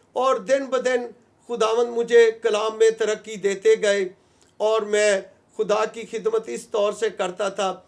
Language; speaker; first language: Urdu; non-native, local second language; Punjabi